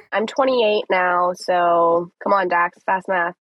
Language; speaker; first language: English; native; English